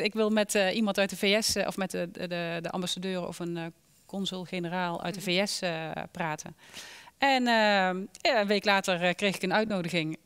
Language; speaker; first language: Dutch; native; Dutch